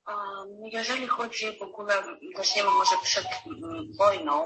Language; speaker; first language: Polish; non-native, fluent; Ukrainian